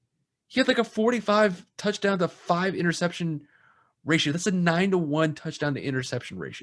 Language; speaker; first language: English; native; English